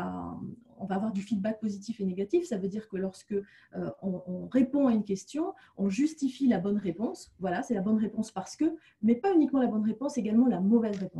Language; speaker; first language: French; native; French